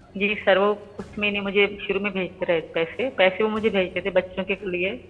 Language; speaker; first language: Urdu; non-native, local second language; Sindhi